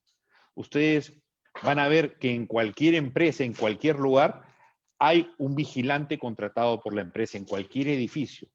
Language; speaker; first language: Spanish; native; Spanish